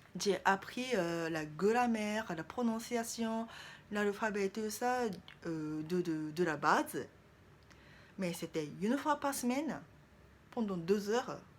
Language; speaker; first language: French; non-native, learner; Japanese